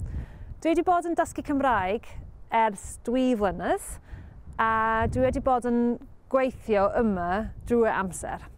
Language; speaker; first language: Welsh; non-native, learner; English